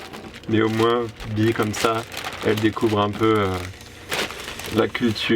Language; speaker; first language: French; native; French